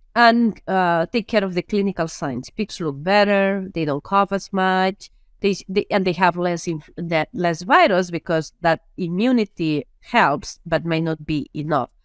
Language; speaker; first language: English; non-native, fluent; Spanish